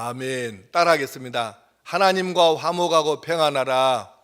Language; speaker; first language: Korean; native; Korean